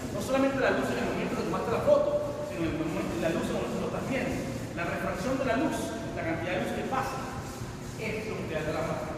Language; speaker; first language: Spanish; native; Spanish